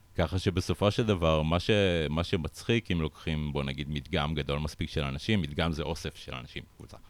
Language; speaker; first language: Hebrew; early bilingual, other home language; Russian